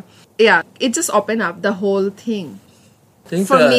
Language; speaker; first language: English; non-native, local second language; Assamese